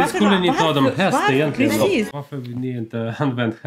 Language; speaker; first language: Swedish; non-native, learner; Russian